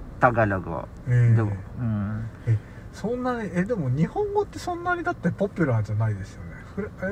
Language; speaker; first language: Japanese; non-native, learner; Filipino